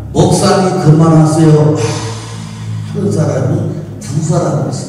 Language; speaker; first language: Korean; native; Korean